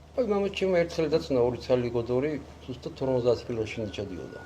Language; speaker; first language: Georgian; native; Georgian